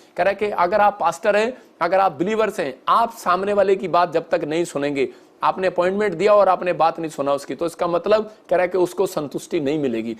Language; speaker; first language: Hindi; non-native, local second language; Punjabi